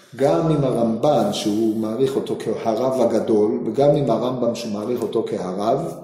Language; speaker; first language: Hebrew; non-native, fluent; English